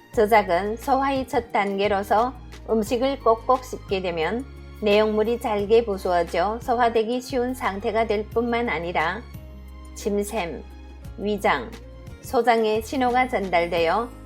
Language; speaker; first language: Korean; native; Korean